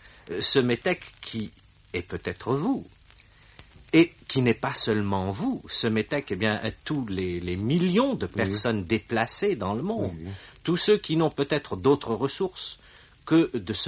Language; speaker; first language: French; native; French